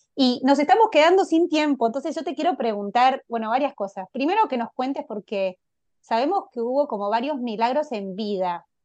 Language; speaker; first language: Spanish; native; Spanish